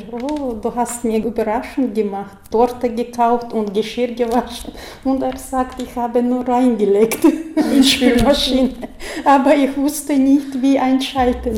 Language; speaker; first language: German; non-native, learner; Chechen